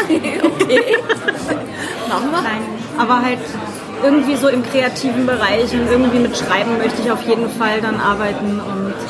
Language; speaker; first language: German; native; German